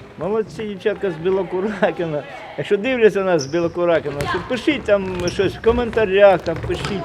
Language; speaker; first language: Ukrainian; non-native, local second language; Russian